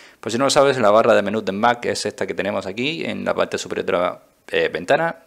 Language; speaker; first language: Spanish; native; Spanish